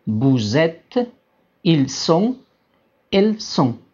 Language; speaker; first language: French; non-native, fluent; Spanish